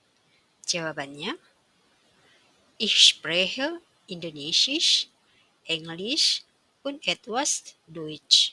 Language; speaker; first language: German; non-native, fluent; Indonesian